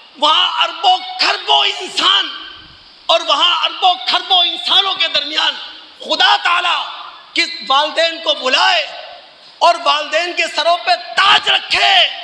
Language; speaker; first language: Urdu; native; Urdu